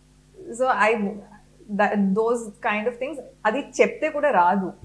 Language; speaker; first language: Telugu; non-native, fluent; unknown